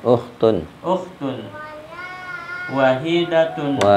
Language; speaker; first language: Arabic; non-native, learner; Indonesian